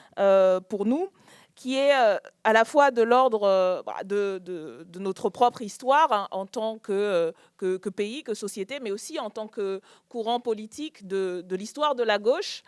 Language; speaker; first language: French; native; French